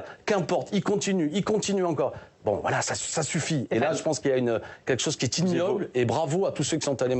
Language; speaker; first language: French; native; French